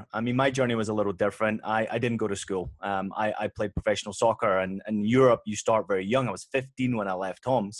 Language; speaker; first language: English; native; English